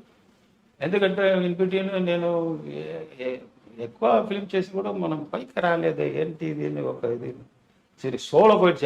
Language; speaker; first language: Telugu; non-native, local second language; Tamil